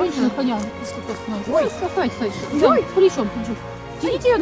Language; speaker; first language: Russian; native; Russian